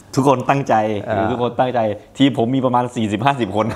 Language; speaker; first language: Thai; native; Thai